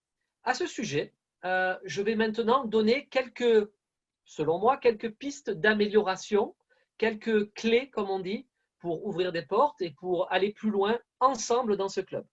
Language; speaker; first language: French; native; French